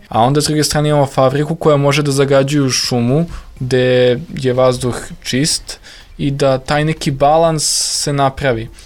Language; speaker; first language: Serbian; native; Serbian